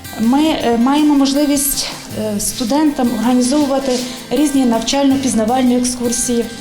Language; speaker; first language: Ukrainian; native; Ukrainian